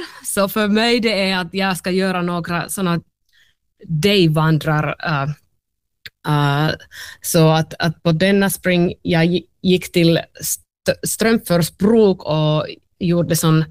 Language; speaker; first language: Swedish; non-native, learner; Finnish